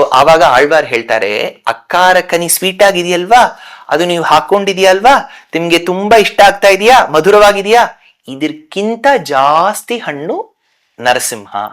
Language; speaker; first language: Kannada; non-native, local second language; Tamil